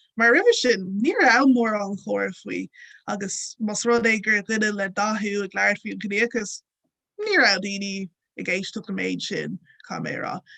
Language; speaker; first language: Irish; non-native, local second language; Yoruba